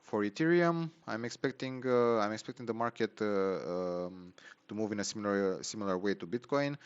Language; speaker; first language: English; non-native, fluent; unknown